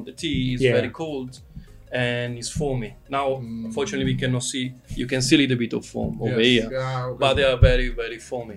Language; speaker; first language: English; non-native, fluent; Italian